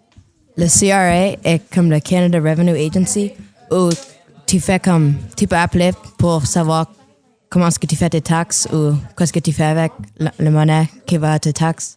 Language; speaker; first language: French; non-native, local second language; English